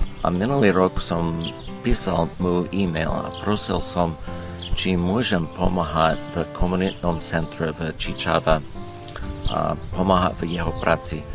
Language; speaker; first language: Slovak; non-native, learner; English